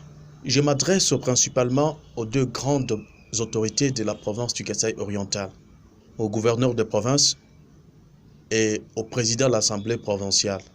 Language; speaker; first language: French; non-native, local second language; Luba-Lulua